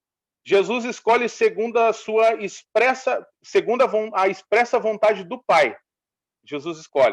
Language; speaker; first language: Portuguese; native; Portuguese